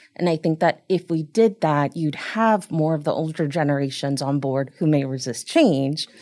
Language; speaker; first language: English; early bilingual, other home language; Spanish